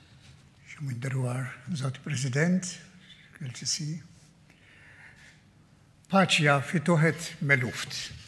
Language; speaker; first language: Albanian; non-native, fluent; Maltese